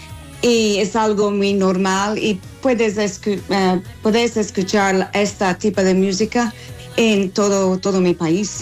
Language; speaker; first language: Spanish; non-native, learner; English